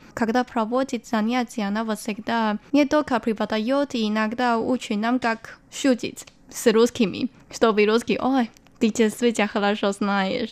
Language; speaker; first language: Russian; non-native, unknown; Chinese